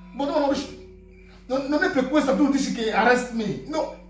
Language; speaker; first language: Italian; non-native, learner; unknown